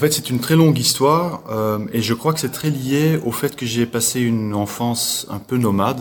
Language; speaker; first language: French; non-native, local second language; Dutch